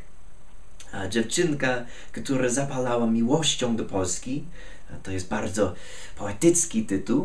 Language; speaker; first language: Polish; non-native, fluent; English